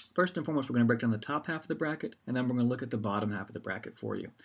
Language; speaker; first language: English; native; English